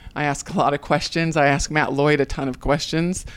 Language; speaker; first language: English; native; English